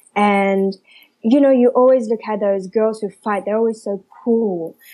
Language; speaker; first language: English; early bilingual, other home language; Chinese